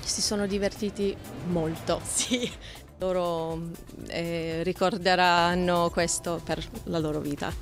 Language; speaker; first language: Italian; non-native, fluent; English